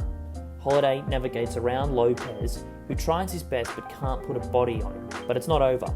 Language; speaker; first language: English; native; English